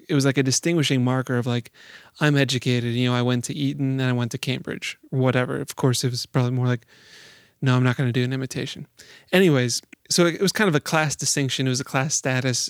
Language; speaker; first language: English; native; English